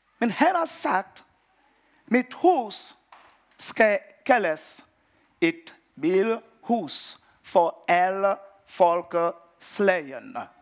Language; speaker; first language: Danish; non-native, fluent; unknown